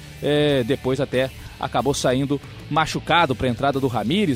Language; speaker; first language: Portuguese; native; Portuguese